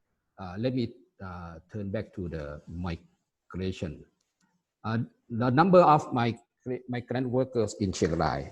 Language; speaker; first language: English; non-native, fluent; Thai